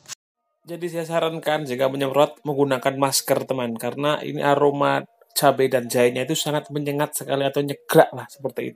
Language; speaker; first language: Indonesian; native; Indonesian